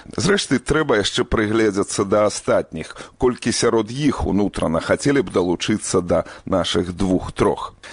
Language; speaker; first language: Belarusian; native; Belarusian